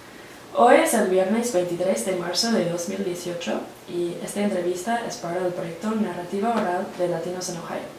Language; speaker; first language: Spanish; non-native, learner; English